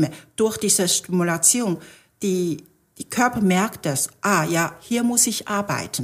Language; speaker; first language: German; non-native, fluent; Chinese